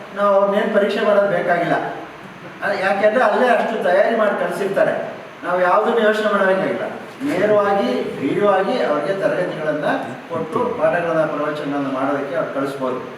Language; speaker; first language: Kannada; native; Kannada